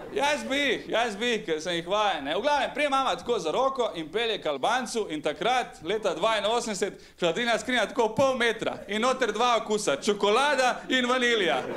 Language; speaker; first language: Slovenian; early bilingual, other home language; Serbian